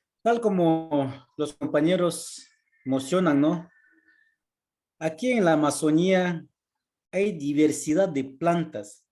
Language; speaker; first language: Spanish; non-native, local second language; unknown